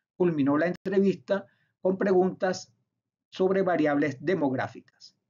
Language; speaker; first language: Spanish; native; Spanish